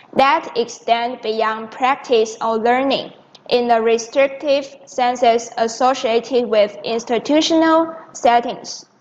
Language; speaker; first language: English; non-native, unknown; Chinese